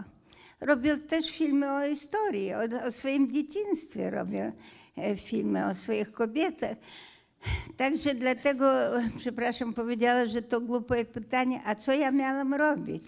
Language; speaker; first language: Polish; non-native, fluent; Hungarian